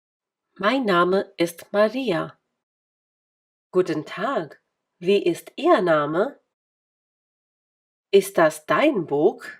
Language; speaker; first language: German; non-native, fluent; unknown